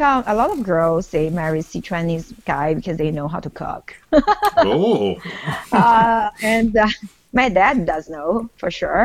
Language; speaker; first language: English; non-native, fluent; Chinese